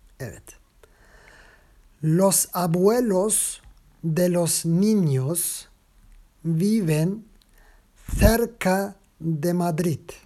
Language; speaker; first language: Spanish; non-native, fluent; Turkish